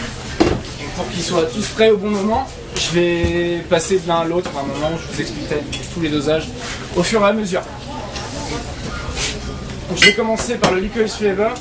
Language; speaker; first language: French; non-native, fluent; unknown